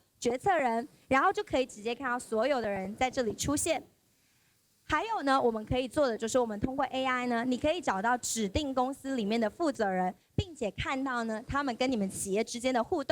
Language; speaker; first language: Chinese; native; Chinese